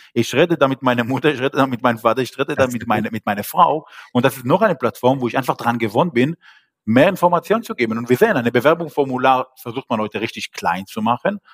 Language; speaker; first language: German; non-native, fluent; Hebrew